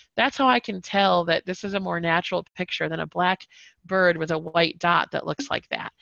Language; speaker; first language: English; native; English